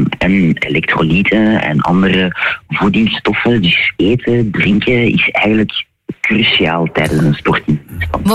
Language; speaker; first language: Dutch; native; Dutch